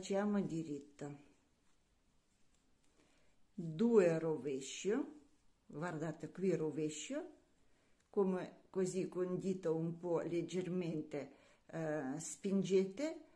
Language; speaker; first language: Italian; non-native, learner; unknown